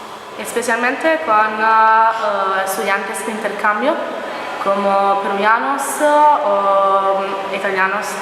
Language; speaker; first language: Spanish; non-native, learner; Italian